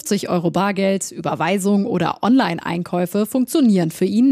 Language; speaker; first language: German; native; German